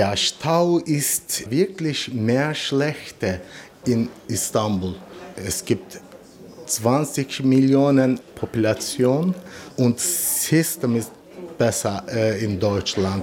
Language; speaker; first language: German; non-native, learner; Turkish